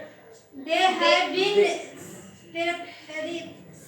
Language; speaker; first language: English; non-native, learner; Hindi